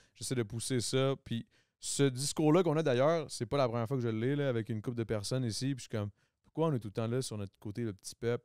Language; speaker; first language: French; native; French